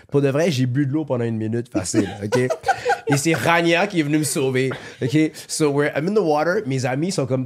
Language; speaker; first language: French; native; French